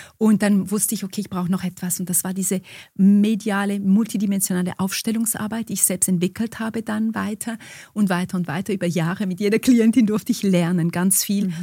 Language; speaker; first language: German; early bilingual, other home language; Romanian